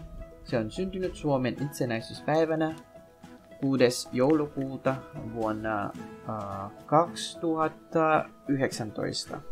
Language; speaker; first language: Finnish; non-native, learner; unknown